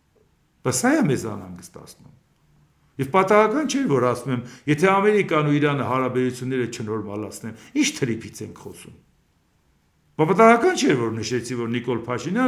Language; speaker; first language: Armenian; native; Armenian